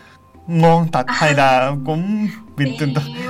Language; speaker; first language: Vietnamese; non-native, fluent; Japanese